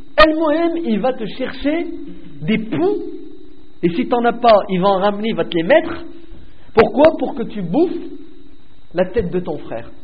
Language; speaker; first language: French; native; French